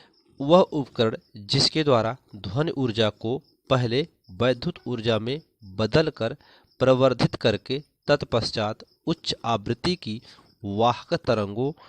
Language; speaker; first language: Hindi; native; Hindi